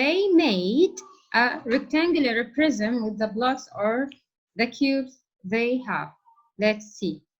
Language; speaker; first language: English; non-native, fluent; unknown